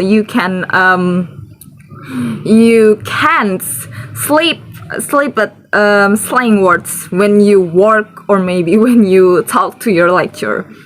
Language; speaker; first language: English; non-native, learner; Indonesian